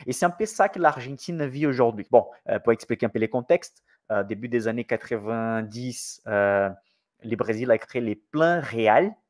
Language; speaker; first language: French; non-native, fluent; Portuguese